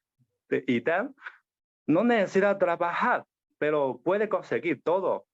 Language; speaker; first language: Spanish; non-native, learner; Chinese